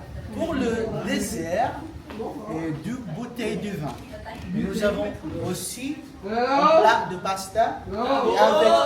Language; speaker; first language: French; non-native, learner; Filipino